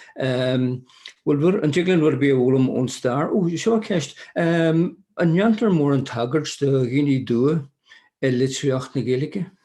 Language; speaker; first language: Irish; non-native, local second language; English